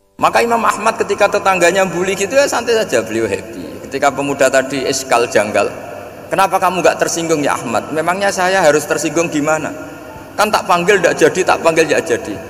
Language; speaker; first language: Indonesian; non-native, local second language; Javanese